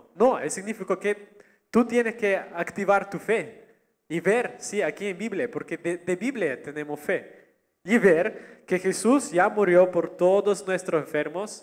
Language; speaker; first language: Spanish; non-native, learner; Russian